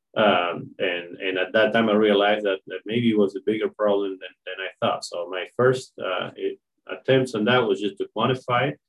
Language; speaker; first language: English; non-native, fluent; Spanish